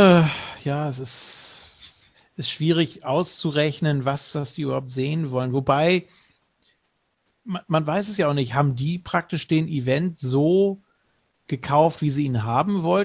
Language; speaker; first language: German; native; German